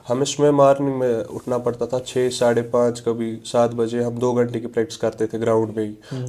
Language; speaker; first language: Urdu; non-native, local second language; Kashmiri